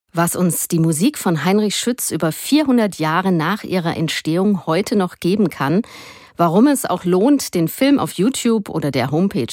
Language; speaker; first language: German; native; German